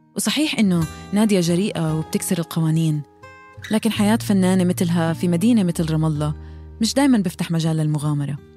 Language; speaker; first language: Arabic; native; Arabic